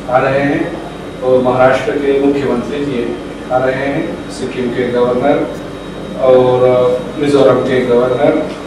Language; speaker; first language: Hindi; non-native, local second language; Telugu